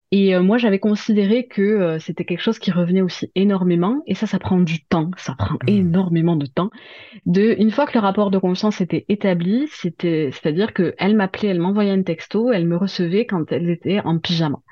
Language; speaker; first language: French; native; French